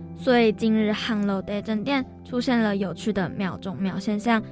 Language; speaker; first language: Chinese; native; Chinese